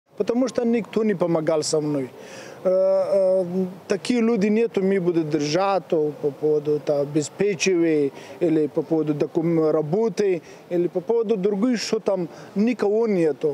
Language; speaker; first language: Russian; non-native, learner; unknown